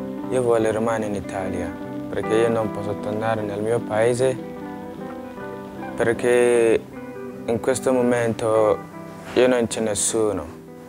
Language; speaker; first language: Italian; non-native, learner; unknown